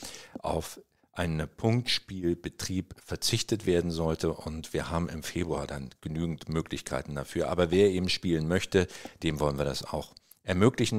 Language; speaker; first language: German; native; German